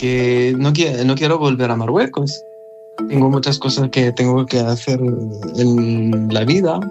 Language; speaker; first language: Spanish; non-native, learner; Arabic